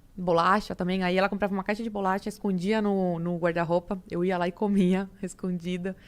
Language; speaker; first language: Portuguese; early bilingual, other home language; Spanish